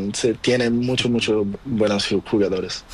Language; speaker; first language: Spanish; non-native, learner; Portuguese